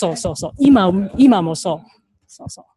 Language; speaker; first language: Japanese; non-native, learner; Chinese